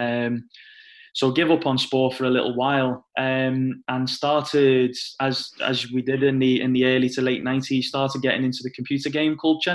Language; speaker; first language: English; native; English